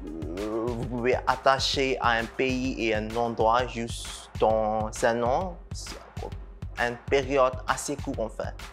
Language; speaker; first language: French; non-native, fluent; Burmese